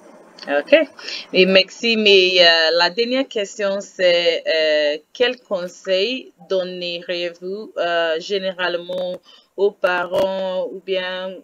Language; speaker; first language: French; non-native, fluent; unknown